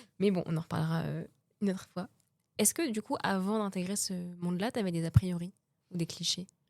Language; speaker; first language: French; native; French